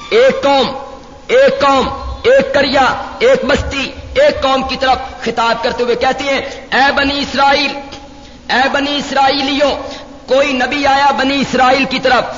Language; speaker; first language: Urdu; non-native, local second language; Punjabi